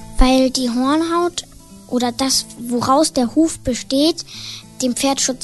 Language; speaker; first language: German; native; German